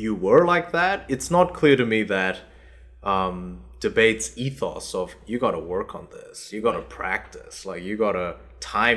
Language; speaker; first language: English; early bilingual, other home language; Korean